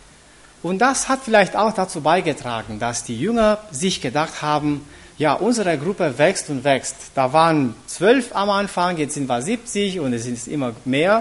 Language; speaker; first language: German; non-native, fluent; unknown